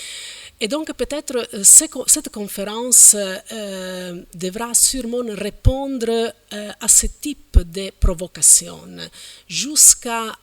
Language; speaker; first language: French; non-native, fluent; Italian